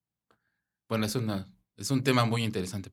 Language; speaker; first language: Spanish; native; Spanish